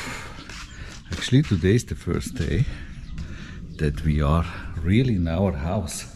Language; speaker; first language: English; non-native, fluent; Italian